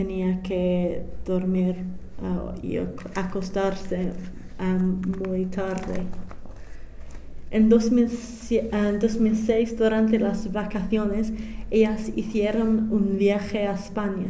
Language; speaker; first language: Spanish; non-native, fluent; English